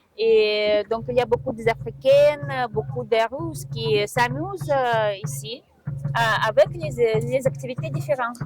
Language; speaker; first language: French; non-native, fluent; Russian